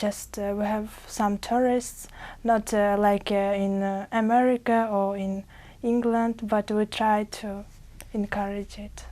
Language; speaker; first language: English; non-native, learner; Uzbek